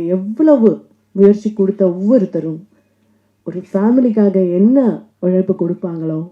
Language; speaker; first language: Tamil; non-native, local second language; Malayalam